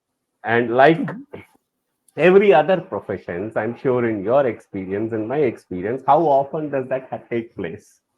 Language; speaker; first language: English; non-native, local second language; Tamil